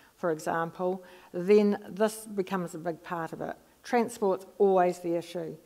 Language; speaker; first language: English; native; English